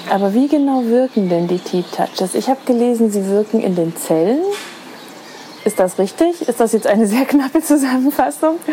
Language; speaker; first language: German; native; German